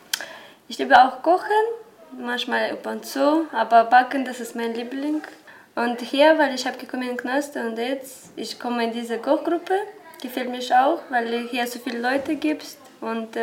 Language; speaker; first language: German; non-native, learner; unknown